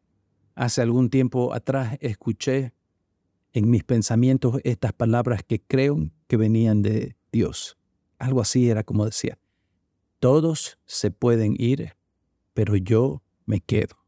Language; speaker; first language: Spanish; native; Spanish